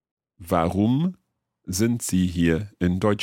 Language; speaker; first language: German; non-native, learner; English